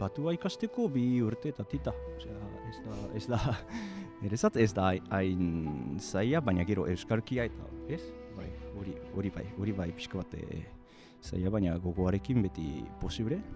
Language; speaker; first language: Basque; non-native, fluent; Japanese